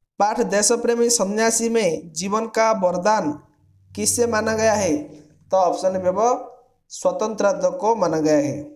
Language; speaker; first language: Hindi; non-native, local second language; Odia